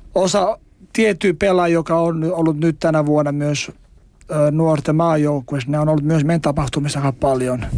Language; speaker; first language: Finnish; non-native, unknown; Albanian